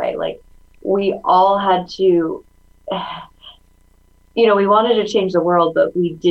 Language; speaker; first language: English; early bilingual, other home language; Chinese